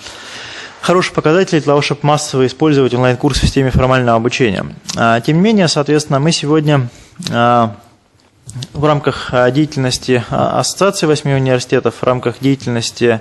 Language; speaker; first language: Russian; native; Russian